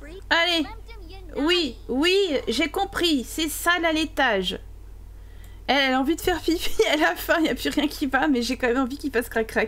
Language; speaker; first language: French; native; French